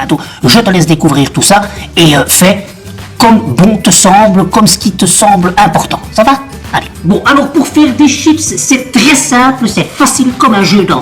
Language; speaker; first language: French; native; French